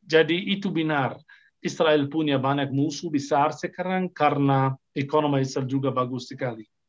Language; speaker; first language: Indonesian; non-native, fluent; Arabic